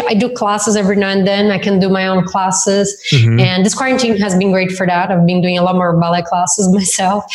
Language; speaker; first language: English; non-native, fluent; Portuguese